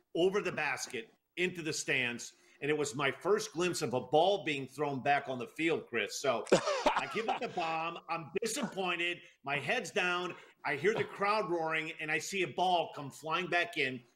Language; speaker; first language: English; native; English